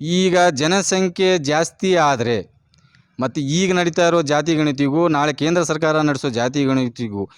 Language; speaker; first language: Kannada; non-native, local second language; Lambadi